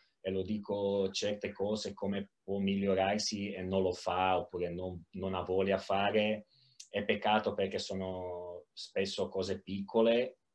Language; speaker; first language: Italian; non-native, learner; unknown